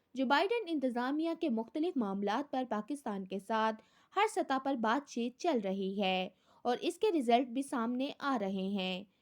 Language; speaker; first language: Urdu; native; Urdu